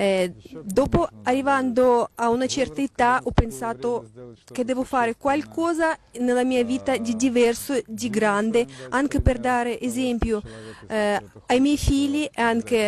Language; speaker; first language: Italian; non-native, fluent; Russian